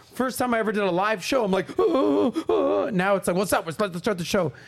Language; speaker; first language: English; native; English